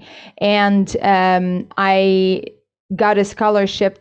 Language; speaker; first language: English; native; English